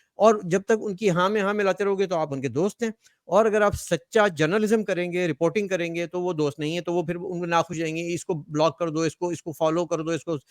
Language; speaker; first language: Urdu; native; Urdu